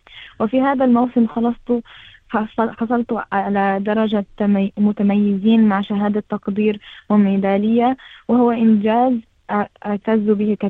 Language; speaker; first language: Arabic; early bilingual, heritage; Arabic